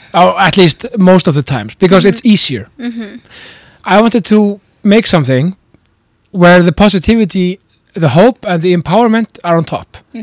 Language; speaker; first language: English; non-native, fluent; Icelandic